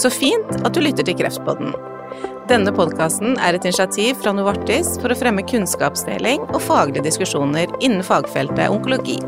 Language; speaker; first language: Norwegian; native; Norwegian